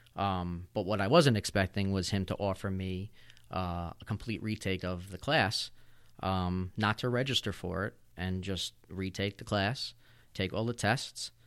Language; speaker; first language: English; native; English